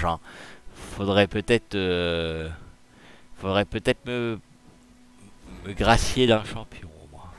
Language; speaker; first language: French; native; French